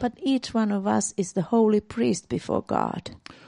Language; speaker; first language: English; non-native, fluent; Finnish